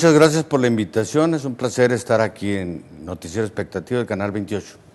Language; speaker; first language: Spanish; native; Spanish